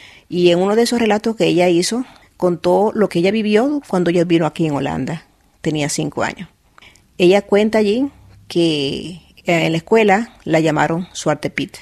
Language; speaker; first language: Spanish; native; Spanish